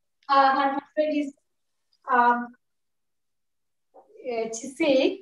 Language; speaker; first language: English; non-native, learner; Bangla